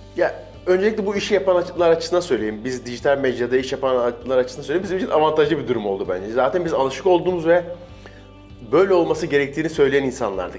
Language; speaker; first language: Turkish; native; Turkish